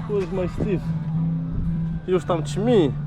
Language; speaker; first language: English; non-native, learner; Polish